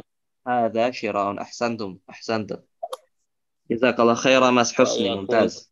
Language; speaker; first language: Arabic; non-native, fluent; Indonesian